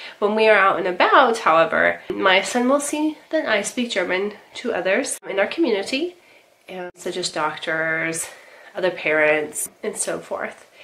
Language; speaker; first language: English; native; English